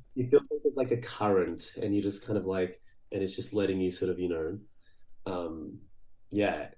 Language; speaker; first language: English; early bilingual, other home language; Portuguese